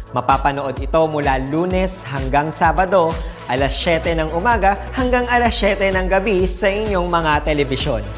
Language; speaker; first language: Filipino; native; Filipino